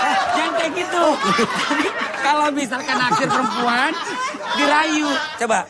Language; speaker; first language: Indonesian; native; Indonesian